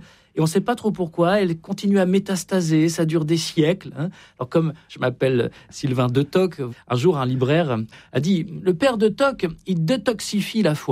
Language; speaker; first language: French; native; French